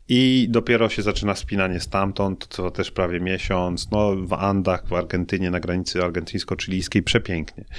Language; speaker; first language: Polish; native; Polish